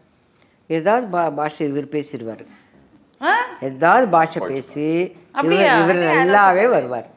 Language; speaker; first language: Tamil; native; Tamil